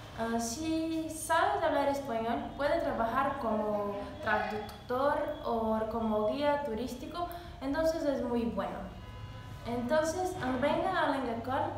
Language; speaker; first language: Spanish; non-native, fluent; Portuguese